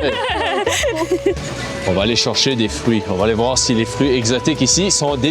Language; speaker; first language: French; native; French